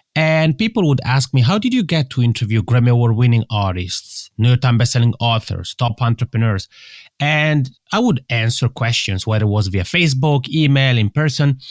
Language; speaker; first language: English; non-native, fluent; Italian